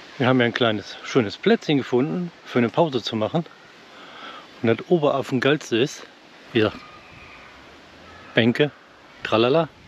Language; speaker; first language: German; native; German